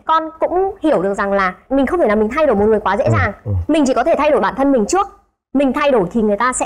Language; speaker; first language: Vietnamese; native; Vietnamese